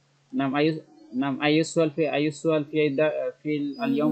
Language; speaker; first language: Arabic; non-native, learner; Bangla